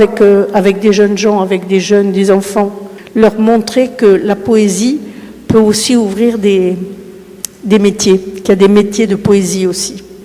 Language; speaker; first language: French; early bilingual, other home language; Spanish